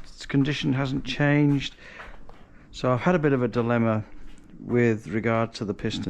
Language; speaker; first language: English; native; English